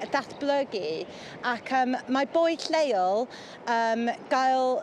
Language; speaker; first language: Welsh; non-native, fluent; English